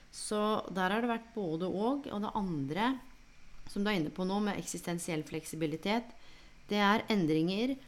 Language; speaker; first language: Norwegian; native; Norwegian